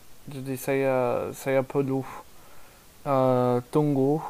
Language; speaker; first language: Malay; non-native, learner; English